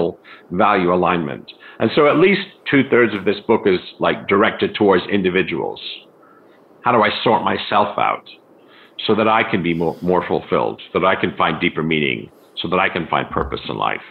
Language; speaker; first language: English; native; English